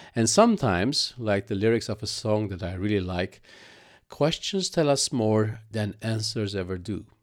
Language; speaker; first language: English; non-native, fluent; Arabic